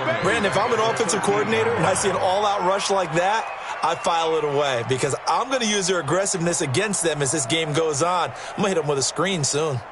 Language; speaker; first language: English; native; English